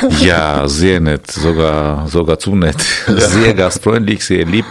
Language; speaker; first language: German; non-native, fluent; Armenian